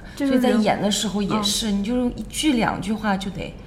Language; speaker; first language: Chinese; non-native, local second language; Wu Chinese